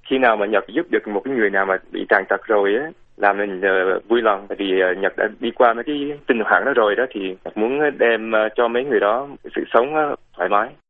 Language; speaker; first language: Vietnamese; early bilingual, other home language; English